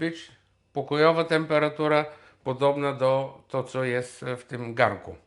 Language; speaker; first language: Polish; non-native, fluent; Bulgarian